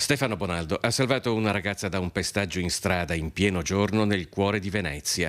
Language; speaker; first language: Italian; native; Italian